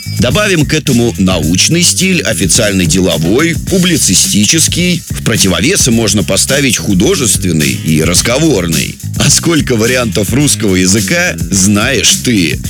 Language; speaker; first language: Russian; native; Russian